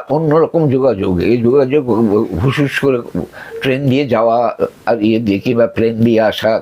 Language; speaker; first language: Bangla; early bilingual, other home language; Sylheti